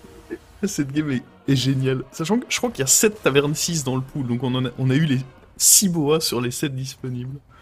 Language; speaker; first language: French; native; French